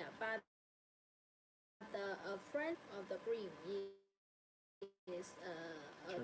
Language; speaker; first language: English; non-native, learner; Chinese